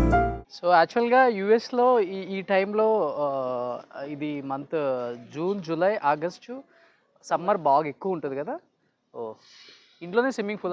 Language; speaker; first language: Telugu; native; Telugu